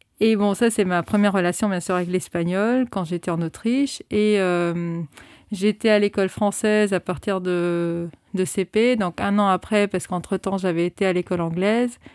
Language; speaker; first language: French; non-native, fluent; Spanish